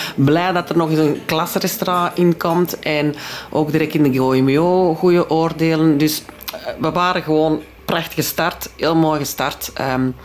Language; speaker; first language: Dutch; non-native, local second language; French